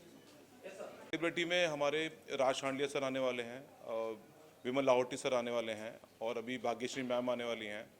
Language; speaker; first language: Hindi; native; Hindi